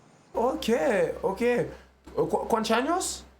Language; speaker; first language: Spanish; non-native, learner; French